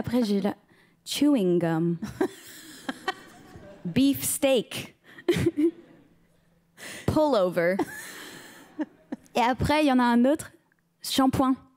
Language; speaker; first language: French; early bilingual, heritage; French